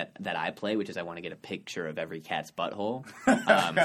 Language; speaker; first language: English; native; English